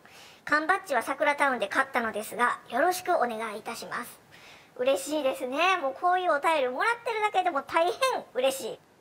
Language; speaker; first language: Japanese; native; Japanese